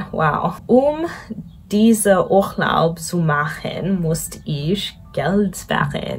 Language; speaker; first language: German; non-native, learner; English